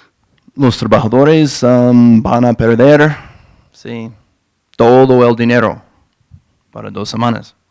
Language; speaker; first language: Spanish; non-native, fluent; English